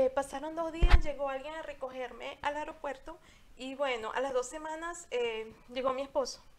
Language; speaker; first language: Spanish; native; Spanish